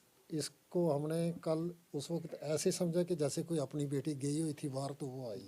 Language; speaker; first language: Hindi; native; Hindi